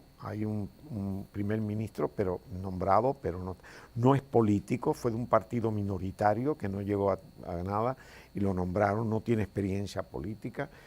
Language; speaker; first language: Spanish; native; Spanish